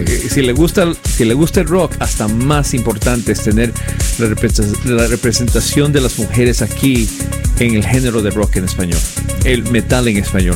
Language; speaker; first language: Spanish; early bilingual, heritage; Spanish